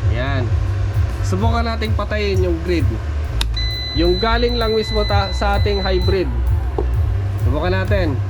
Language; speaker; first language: Filipino; non-native, local second language; Iloko